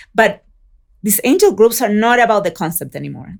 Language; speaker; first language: English; early bilingual, other home language; Spanish